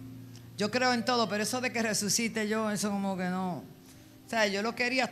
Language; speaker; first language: Spanish; native; Spanish